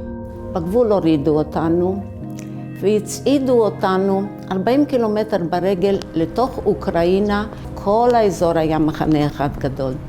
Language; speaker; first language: Hebrew; early bilingual, other home language; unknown